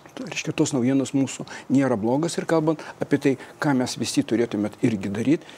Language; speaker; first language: Lithuanian; non-native, fluent; Russian